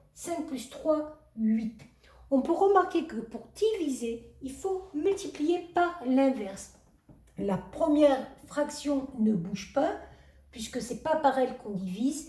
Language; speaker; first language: French; native; French